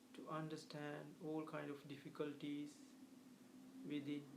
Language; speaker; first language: English; non-native, local second language; Sinhala